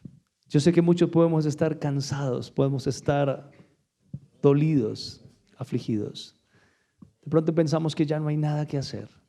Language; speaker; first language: Spanish; native; Spanish